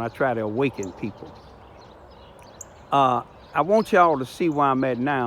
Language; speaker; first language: English; native; English